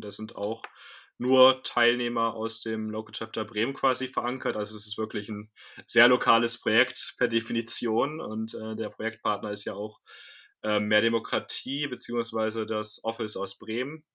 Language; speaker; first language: German; native; German